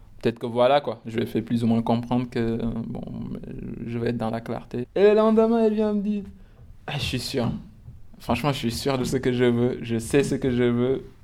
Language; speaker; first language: French; non-native, local second language; Wolof